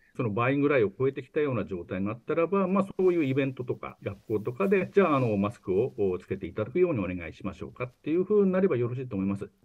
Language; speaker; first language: Japanese; native; Japanese